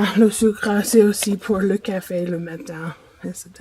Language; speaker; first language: French; non-native, fluent; English